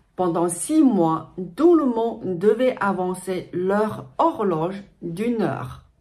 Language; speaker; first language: French; non-native, fluent; Chinese